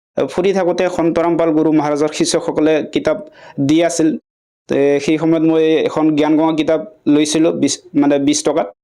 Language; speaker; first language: Assamese; non-native, local second language; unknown